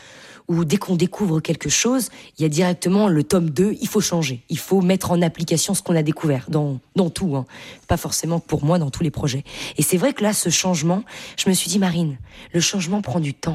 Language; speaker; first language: French; native; French